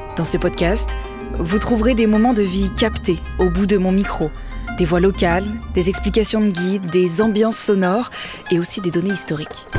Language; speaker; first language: French; native; French